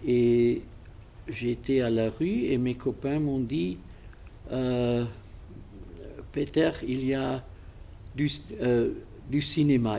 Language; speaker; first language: French; non-native, fluent; German